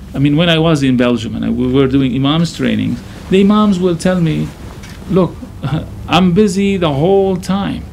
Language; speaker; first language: English; non-native, fluent; Arabic